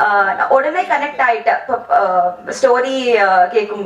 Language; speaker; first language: Tamil; non-native, learner; Telugu